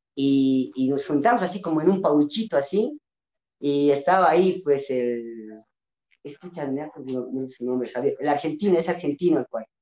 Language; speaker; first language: Spanish; non-native, local second language; Quechua